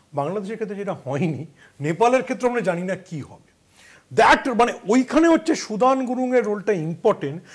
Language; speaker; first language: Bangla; native; Bangla